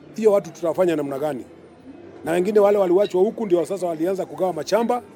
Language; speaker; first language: Swahili; non-native, local second language; Kikuyu